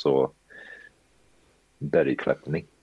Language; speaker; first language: Swedish; early bilingual, heritage; Swedish